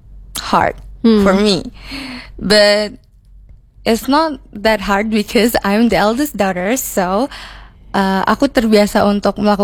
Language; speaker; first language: Indonesian; native; Indonesian